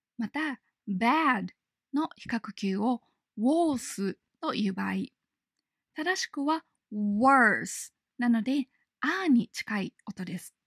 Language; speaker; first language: Japanese; native; Japanese